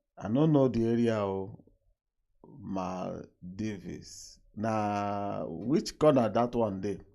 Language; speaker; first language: Nigerian Pidgin; non-native, local second language; Igbo